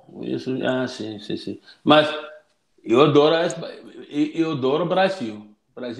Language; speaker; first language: Portuguese; non-native, learner; English